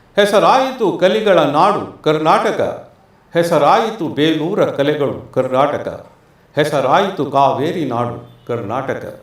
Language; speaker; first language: Kannada; non-native, local second language; Tamil